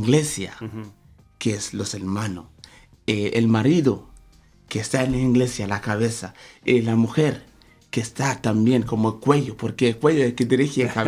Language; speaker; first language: Spanish; non-native, fluent; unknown